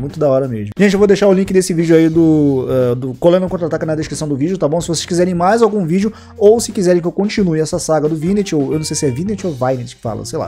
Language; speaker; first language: Portuguese; native; Portuguese